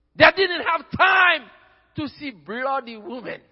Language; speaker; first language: English; non-native, fluent; Haitian Creole